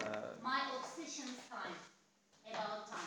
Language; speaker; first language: English; non-native, learner; Turkish